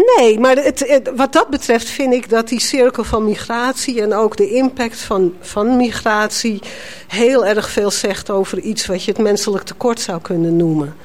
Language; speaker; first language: Dutch; native; Dutch